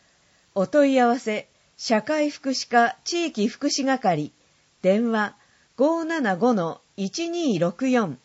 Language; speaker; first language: Japanese; native; Japanese